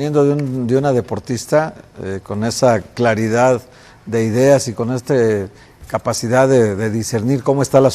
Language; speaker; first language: Spanish; native; Spanish